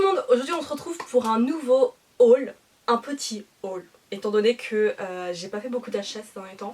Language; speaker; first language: French; native; French